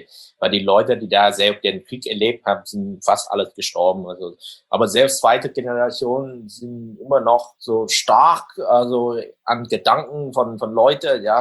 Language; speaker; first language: German; non-native, fluent; Vietnamese